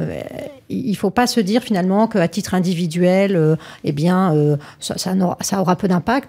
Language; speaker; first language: French; native; French